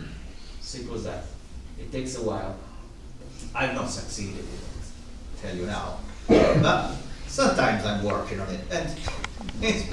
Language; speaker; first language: English; non-native, fluent; Italian